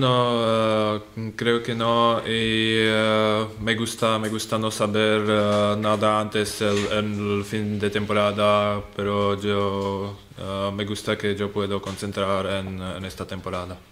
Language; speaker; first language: Spanish; non-native, learner; Czech